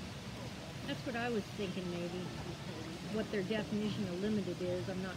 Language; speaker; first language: English; native; English